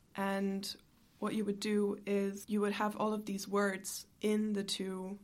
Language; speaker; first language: English; non-native, fluent; German